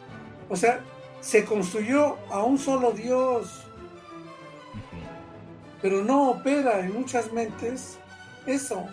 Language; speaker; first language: Spanish; native; Spanish